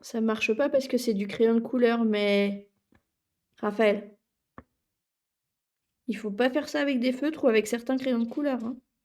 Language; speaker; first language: French; native; French